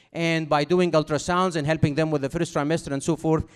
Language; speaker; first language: English; non-native, fluent; Arabic